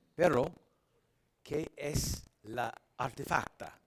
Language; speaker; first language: Spanish; non-native, learner; English